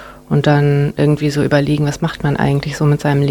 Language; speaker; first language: German; early bilingual, other home language; Japanese